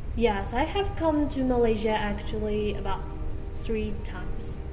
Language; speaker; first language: English; non-native, learner; Chinese